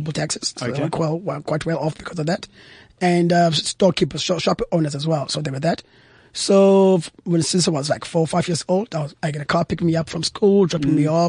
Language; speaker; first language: English; non-native, local second language; Xhosa